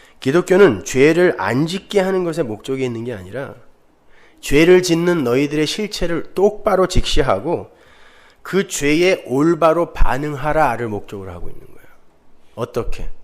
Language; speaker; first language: Korean; native; Korean